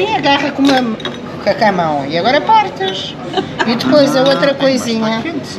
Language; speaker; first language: Portuguese; native; Portuguese